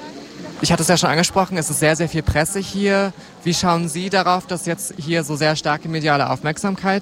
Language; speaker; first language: German; native; German